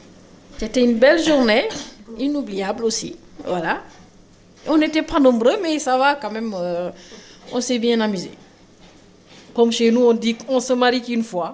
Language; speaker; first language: French; non-native, local second language; Wolof